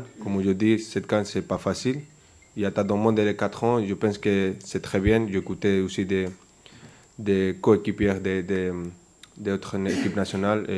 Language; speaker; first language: French; non-native, fluent; Spanish